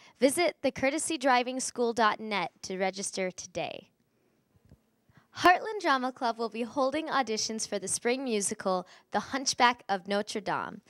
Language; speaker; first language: English; native; English